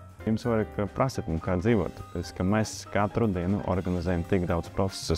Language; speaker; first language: Latvian; non-native, local second language; Russian